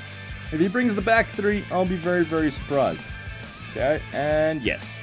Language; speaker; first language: English; native; English